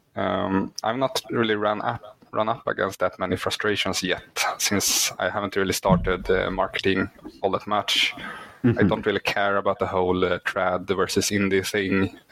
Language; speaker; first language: English; non-native, fluent; Swedish